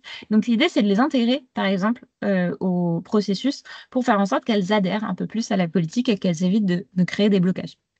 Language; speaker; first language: French; native; French